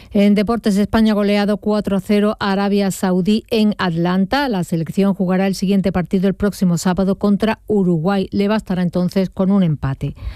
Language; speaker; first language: Spanish; native; Spanish